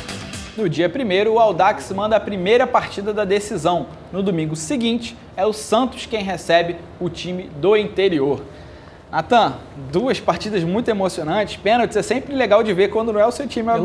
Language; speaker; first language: Portuguese; native; Portuguese